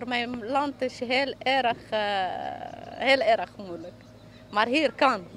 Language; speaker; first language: Dutch; non-native, learner; Indonesian